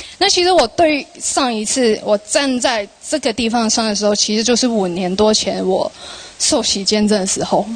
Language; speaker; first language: Chinese; non-native, local second language; Cantonese